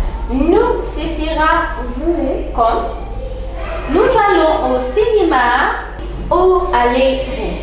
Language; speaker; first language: French; non-native, fluent; Arabic